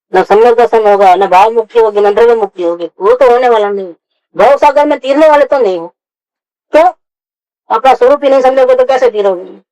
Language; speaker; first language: Hindi; non-native, local second language; Gujarati